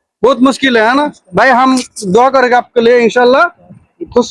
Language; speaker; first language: Hindi; non-native, learner; Bangla